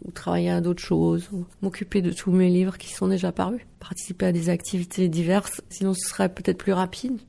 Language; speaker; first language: French; non-native, local second language; Dutch